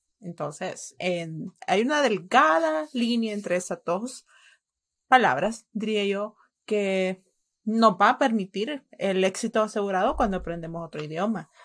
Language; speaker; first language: Spanish; native; Spanish